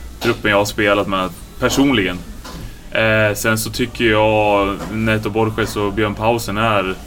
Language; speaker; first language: Swedish; native; Swedish